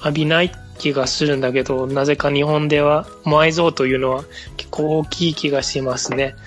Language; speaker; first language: Japanese; non-native, fluent; Spanish